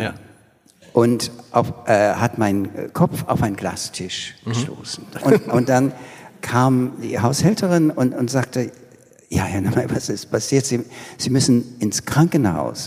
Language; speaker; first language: German; non-native, learner; English